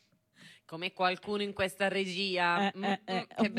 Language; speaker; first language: Italian; native; Italian